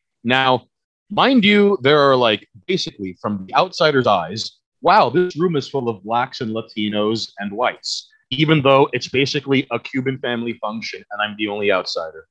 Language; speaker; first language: English; early bilingual, other home language; Spanish